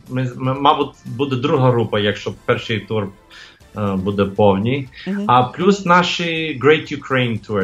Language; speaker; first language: Ukrainian; early bilingual, heritage; English